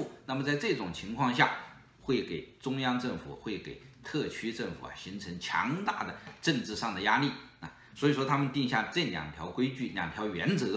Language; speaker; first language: Chinese; native; Chinese